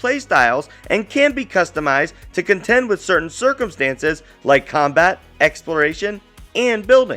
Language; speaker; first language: English; native; English